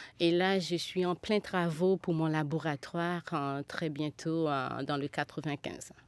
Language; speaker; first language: French; non-native, local second language; Haitian Creole